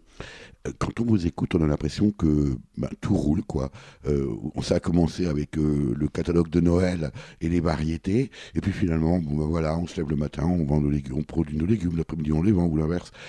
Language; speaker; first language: French; native; French